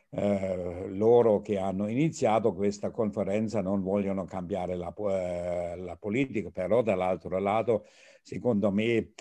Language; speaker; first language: Italian; non-native, fluent; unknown